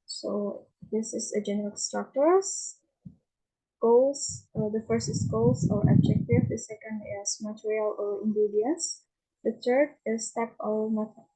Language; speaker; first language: English; non-native, learner; Indonesian